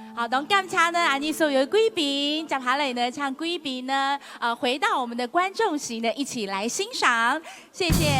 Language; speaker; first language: Chinese; native; Chinese